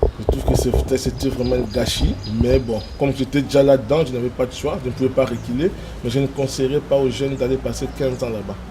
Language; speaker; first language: French; non-native, local second language; Lingala